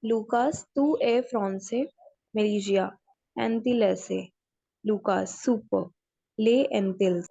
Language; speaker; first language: French; non-native, learner; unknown